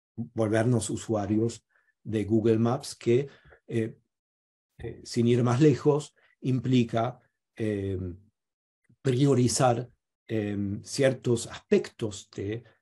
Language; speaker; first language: Spanish; non-native, fluent; German